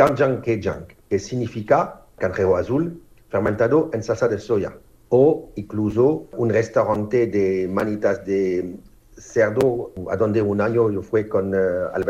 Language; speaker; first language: Spanish; non-native, fluent; French